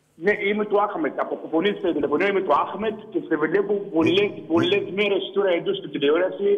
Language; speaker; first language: Greek; non-native, learner; Arabic